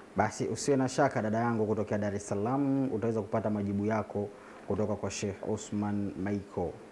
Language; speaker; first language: Swahili; native; Swahili